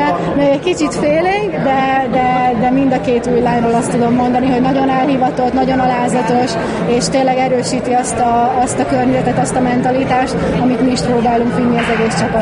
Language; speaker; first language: Hungarian; native; Hungarian